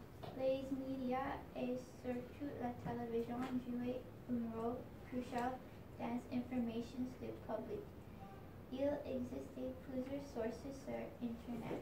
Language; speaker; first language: French; non-native, learner; English